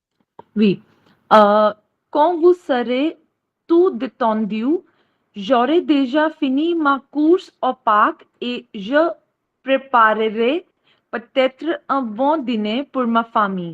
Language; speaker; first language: French; non-native, learner; Hindi